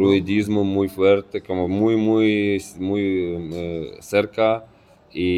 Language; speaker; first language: Spanish; non-native, fluent; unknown